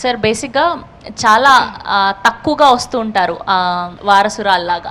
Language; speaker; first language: Telugu; native; Telugu